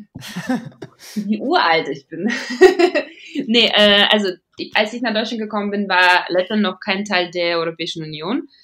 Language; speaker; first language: German; non-native, fluent; Latvian